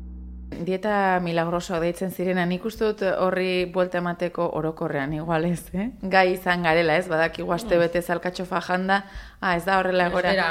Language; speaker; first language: Basque; native; Basque